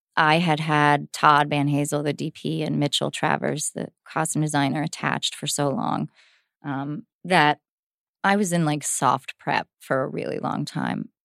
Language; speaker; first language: English; native; English